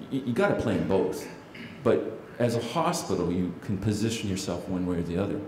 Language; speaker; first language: English; native; English